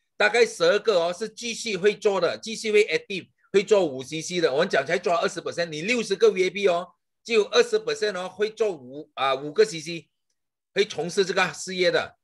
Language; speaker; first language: Chinese; native; Chinese